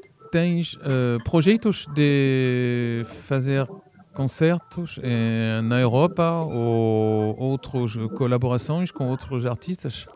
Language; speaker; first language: Portuguese; early bilingual, heritage; French